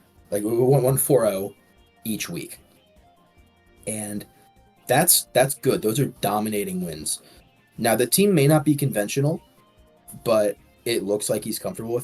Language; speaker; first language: English; native; English